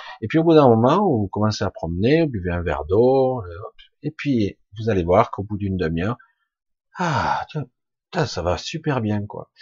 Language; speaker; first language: French; native; French